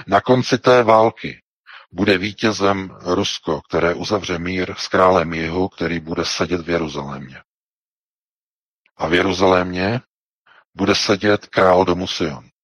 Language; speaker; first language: Czech; native; Czech